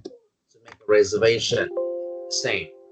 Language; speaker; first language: English; non-native, learner; Vietnamese